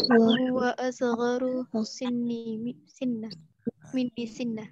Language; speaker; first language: Arabic; non-native, learner; Indonesian